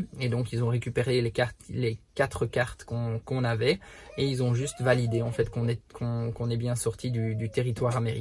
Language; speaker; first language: French; native; French